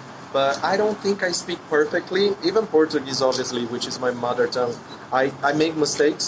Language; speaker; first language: English; non-native, fluent; Portuguese